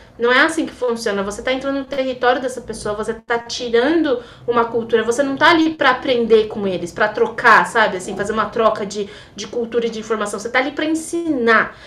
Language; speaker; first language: Portuguese; native; Portuguese